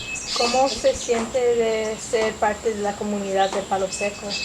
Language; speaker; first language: Spanish; non-native, learner; English